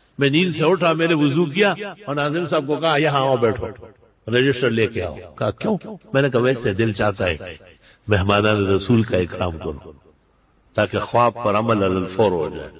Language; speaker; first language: Urdu; non-native, local second language; Pashto